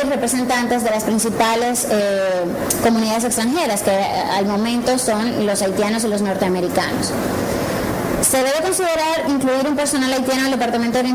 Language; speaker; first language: Spanish; native; Spanish